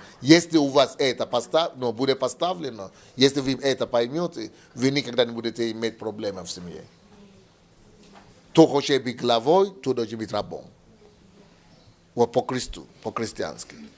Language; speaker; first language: Russian; non-native, learner; Yoruba